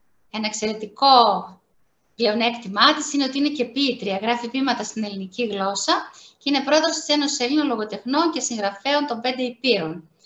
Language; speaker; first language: Greek; native; Greek